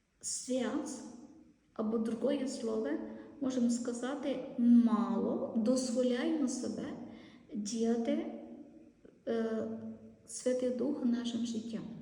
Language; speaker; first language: Ukrainian; non-native, learner; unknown